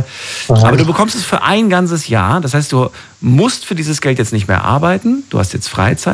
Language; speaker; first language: German; native; German